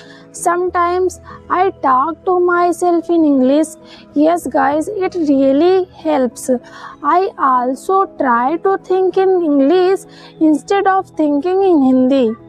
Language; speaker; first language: English; non-native, learner; Hindi